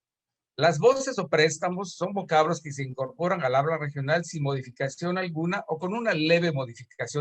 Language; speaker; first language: Spanish; native; Spanish